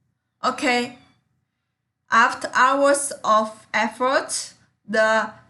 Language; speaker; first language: English; non-native, learner; Chinese